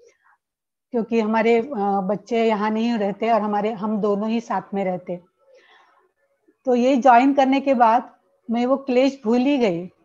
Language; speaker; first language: Hindi; non-native, local second language; Marathi